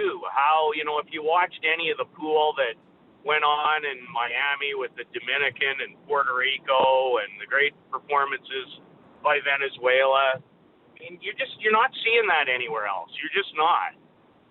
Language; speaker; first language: English; native; English